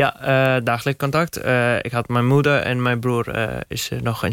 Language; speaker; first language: Dutch; non-native, learner; Arabic